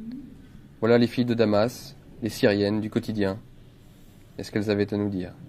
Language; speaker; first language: French; native; French